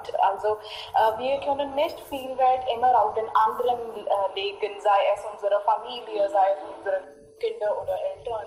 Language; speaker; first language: German; non-native, learner; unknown